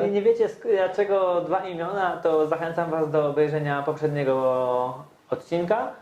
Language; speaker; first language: Polish; native; Polish